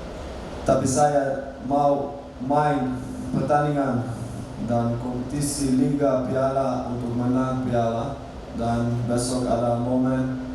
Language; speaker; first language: Indonesian; non-native, learner; Dutch